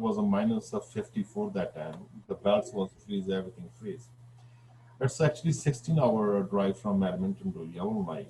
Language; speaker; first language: English; non-native, fluent; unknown